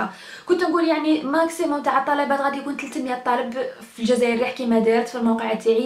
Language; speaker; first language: Arabic; native; Arabic